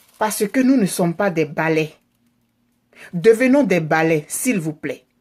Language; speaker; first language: French; native; French